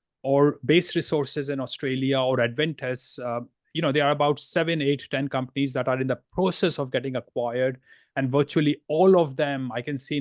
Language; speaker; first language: English; non-native, fluent; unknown